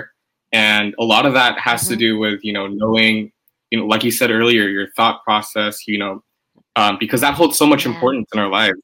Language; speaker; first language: English; native; English